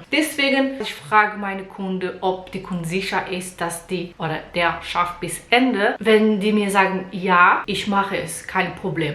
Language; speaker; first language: German; non-native, learner; Portuguese